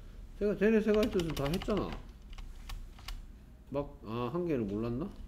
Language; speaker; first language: Korean; native; Korean